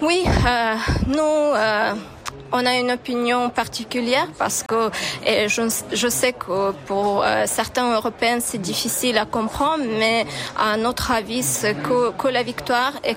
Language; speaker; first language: French; non-native, fluent; Ukrainian